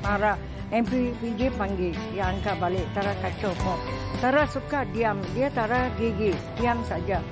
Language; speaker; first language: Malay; non-native, local second language; Tamil